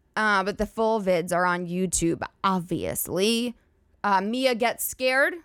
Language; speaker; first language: English; native; English